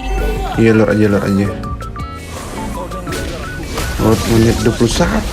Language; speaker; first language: Indonesian; native; Indonesian